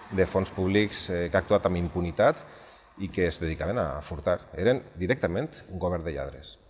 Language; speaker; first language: Catalan; native; Catalan